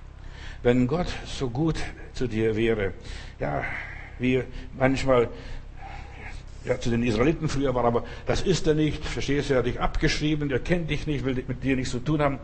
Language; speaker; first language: German; non-native, fluent; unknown